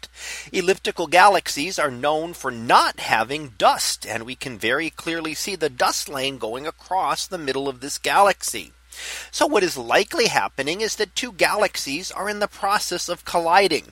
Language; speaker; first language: English; native; English